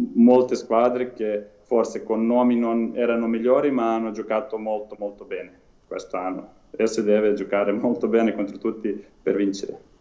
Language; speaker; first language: Italian; non-native, learner; Serbian